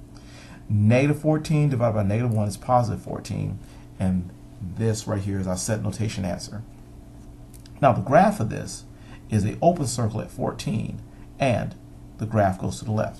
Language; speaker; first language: English; native; English